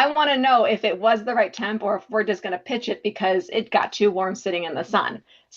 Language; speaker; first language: English; native; English